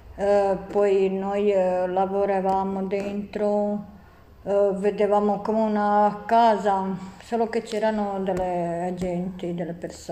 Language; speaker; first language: Italian; non-native, learner; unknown